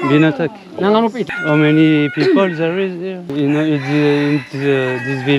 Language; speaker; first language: English; non-native, learner; French